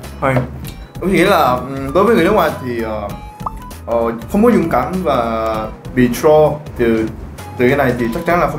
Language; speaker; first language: Vietnamese; non-native, fluent; Korean